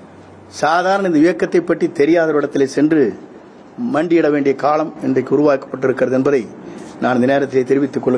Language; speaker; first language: Tamil; native; Tamil